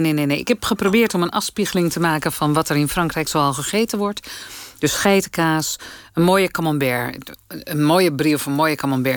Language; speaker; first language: Dutch; native; Dutch